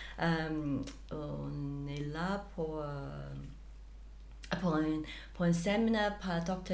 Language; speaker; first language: French; non-native, fluent; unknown